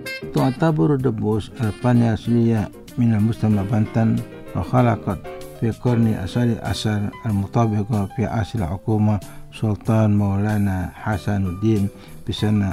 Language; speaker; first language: Arabic; non-native, fluent; Indonesian